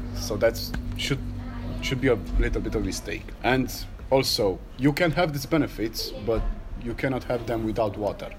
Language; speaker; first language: English; non-native, learner; Romanian